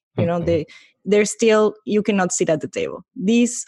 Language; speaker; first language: English; non-native, fluent; Spanish